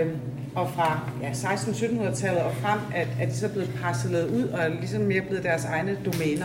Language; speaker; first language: Danish; native; Danish